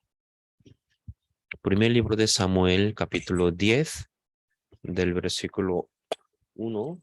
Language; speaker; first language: Spanish; non-native, fluent; Korean